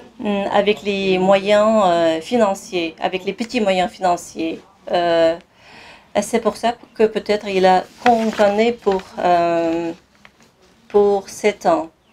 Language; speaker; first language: French; non-native, fluent; Kazakh